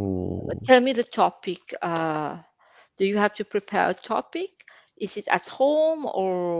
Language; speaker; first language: English; non-native, fluent; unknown